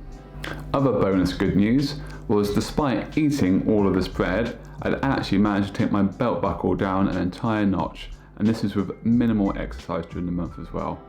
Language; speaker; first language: English; native; English